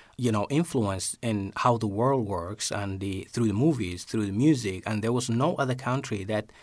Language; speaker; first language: English; non-native, fluent; Somali